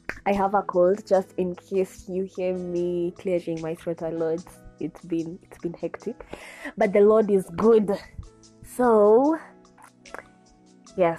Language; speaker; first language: English; non-native, local second language; Swahili